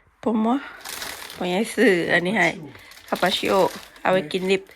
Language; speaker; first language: French; non-native, learner; Thai